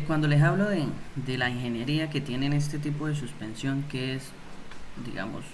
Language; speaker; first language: Spanish; native; Spanish